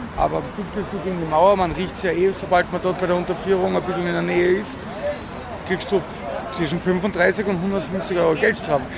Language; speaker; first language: German; native; German